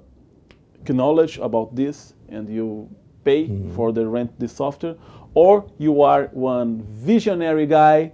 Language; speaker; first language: English; non-native, learner; Portuguese